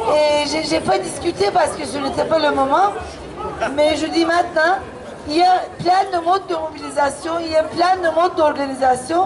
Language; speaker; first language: French; non-native, fluent; Turkish